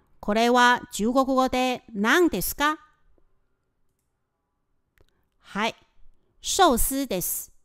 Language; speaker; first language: Japanese; non-native, fluent; Chinese